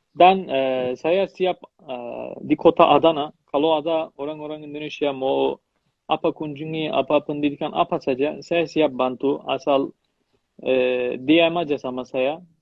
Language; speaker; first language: Indonesian; non-native, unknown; Turkish